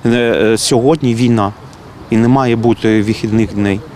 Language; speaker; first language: Ukrainian; non-native, local second language; Russian